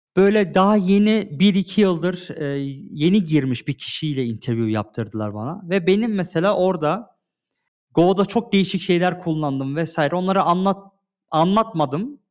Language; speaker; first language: Turkish; early bilingual, heritage; Turkish